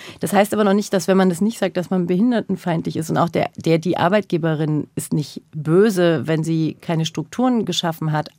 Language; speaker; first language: German; early bilingual, other home language; Turkish